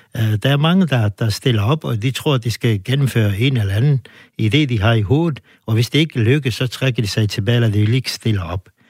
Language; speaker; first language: Danish; non-native, fluent; Turkish